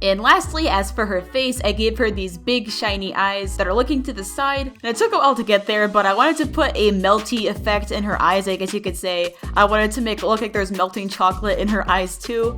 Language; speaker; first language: English; native; English